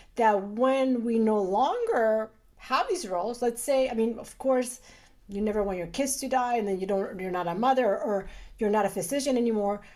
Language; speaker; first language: English; early bilingual, other home language; Spanish